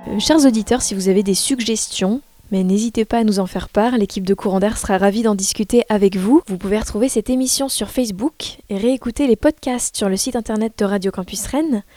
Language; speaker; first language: French; native; French